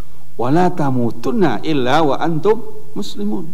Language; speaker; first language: Arabic; non-native, fluent; Indonesian